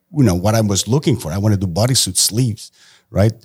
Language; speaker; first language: English; non-native, fluent; Portuguese